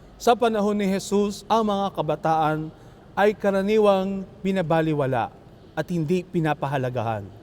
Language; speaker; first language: Filipino; native; Filipino